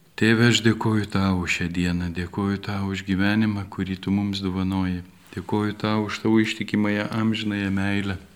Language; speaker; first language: Lithuanian; native; Lithuanian